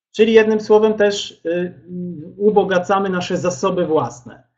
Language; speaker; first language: Polish; native; Polish